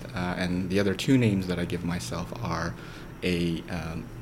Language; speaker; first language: English; native; English